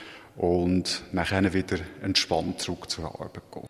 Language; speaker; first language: German; native; German